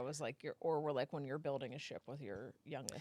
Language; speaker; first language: English; native; English